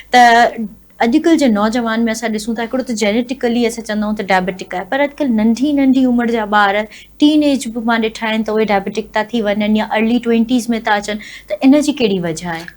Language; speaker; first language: Sindhi; native; Sindhi